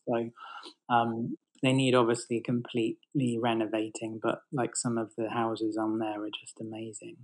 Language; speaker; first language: English; native; English